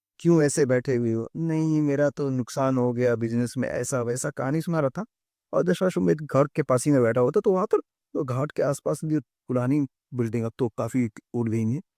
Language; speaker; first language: Hindi; native; Hindi